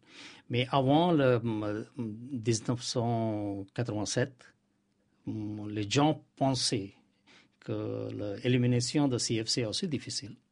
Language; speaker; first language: French; non-native, learner; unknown